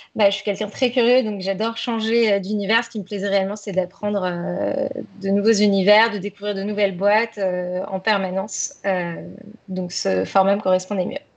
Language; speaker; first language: French; native; French